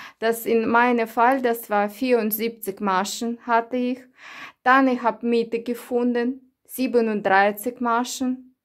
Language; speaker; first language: German; non-native, learner; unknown